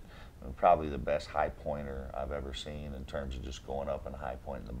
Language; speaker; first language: English; native; English